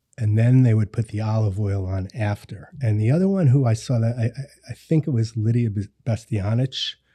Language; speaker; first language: English; native; English